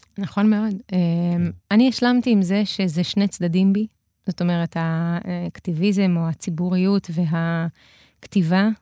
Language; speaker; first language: Hebrew; early bilingual, other home language; Russian